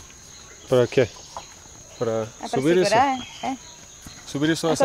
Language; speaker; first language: Spanish; non-native, learner; Portuguese